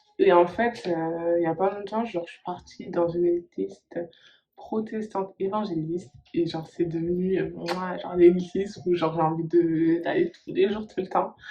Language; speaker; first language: French; early bilingual, other home language; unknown